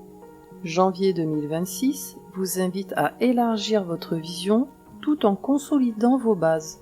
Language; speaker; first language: French; native; French